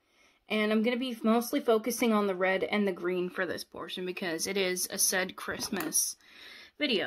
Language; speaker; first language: English; native; English